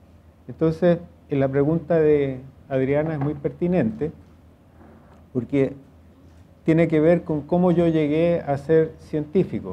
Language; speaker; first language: Spanish; native; Spanish